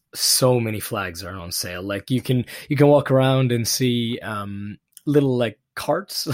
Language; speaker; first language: English; non-native, local second language; Urdu